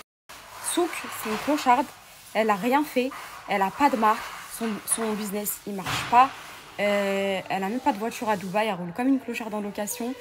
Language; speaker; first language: French; native; French